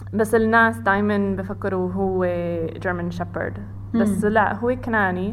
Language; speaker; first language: Arabic; non-native, learner; English